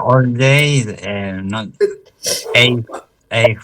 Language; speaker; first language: English; non-native, learner; Spanish